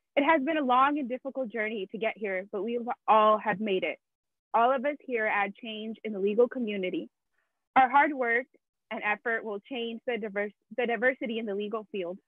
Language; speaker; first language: English; early bilingual, other home language; Spanish